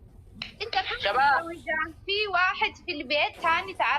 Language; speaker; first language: Arabic; non-native, learner; Oromo